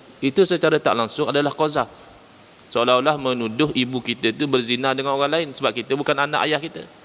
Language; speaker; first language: Malay; native; Malay